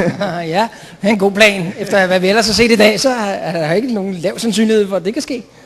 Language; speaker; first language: Danish; native; Danish